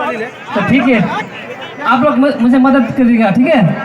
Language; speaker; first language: Hindi; non-native, local second language; Nepali